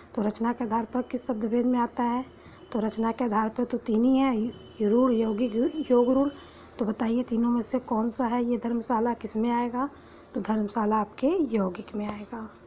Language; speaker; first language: Hindi; native; Hindi